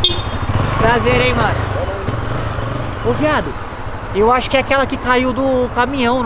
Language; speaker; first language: Portuguese; native; Portuguese